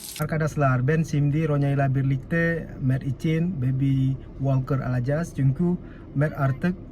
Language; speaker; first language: Turkish; non-native, learner; Indonesian